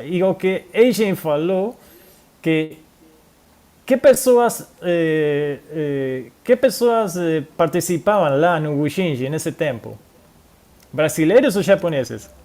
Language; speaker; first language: Portuguese; non-native, fluent; Spanish